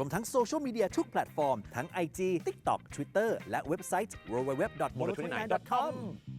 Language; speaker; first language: Thai; native; Thai